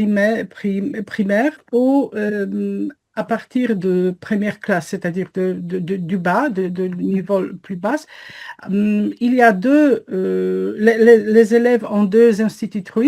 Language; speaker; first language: French; non-native, fluent; Polish